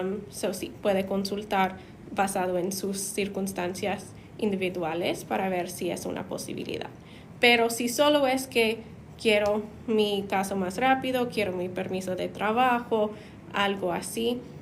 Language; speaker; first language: Spanish; non-native, fluent; English